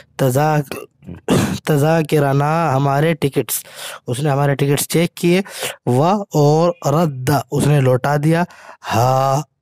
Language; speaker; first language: Urdu; native; Urdu